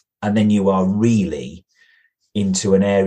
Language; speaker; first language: English; native; English